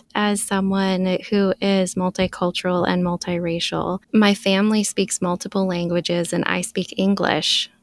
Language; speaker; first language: English; early bilingual, other home language; Filipino